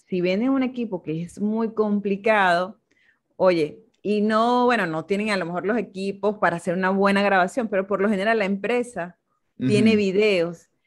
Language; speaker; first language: Spanish; native; Spanish